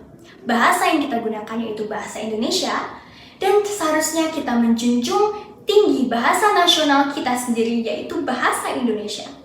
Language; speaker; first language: Indonesian; native; Indonesian